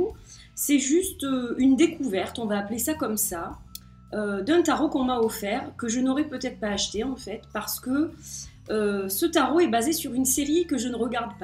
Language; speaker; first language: French; native; French